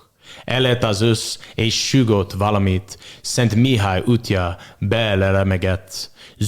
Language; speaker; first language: Hungarian; non-native, learner; English